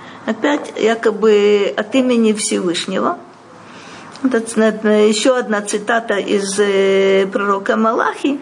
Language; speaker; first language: Russian; native; Russian